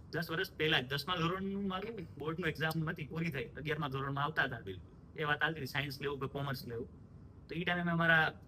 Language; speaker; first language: Gujarati; native; Gujarati